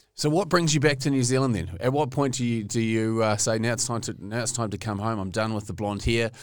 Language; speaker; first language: English; native; English